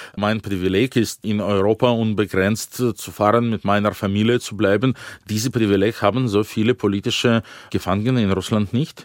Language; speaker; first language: German; non-native, fluent; Russian